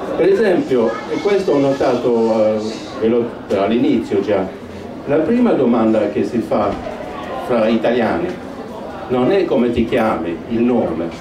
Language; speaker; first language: Italian; non-native, fluent; Swedish